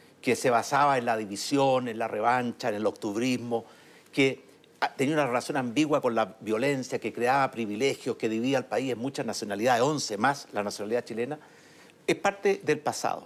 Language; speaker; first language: Spanish; native; Spanish